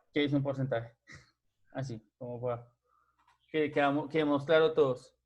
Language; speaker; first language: Spanish; native; Spanish